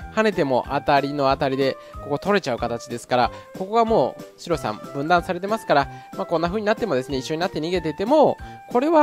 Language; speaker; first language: Japanese; native; Japanese